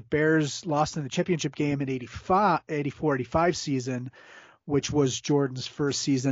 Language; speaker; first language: English; native; English